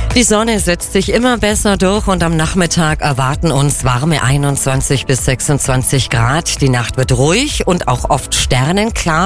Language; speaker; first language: German; native; German